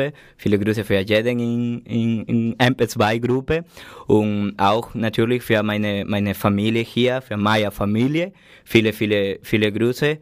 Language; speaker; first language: German; non-native, learner; Spanish